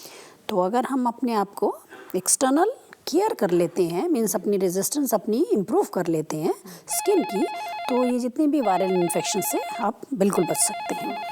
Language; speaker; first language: Hindi; native; Hindi